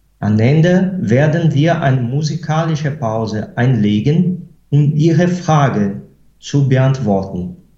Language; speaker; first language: German; non-native, fluent; Portuguese